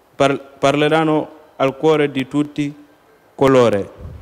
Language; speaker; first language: Italian; non-native, learner; Wolof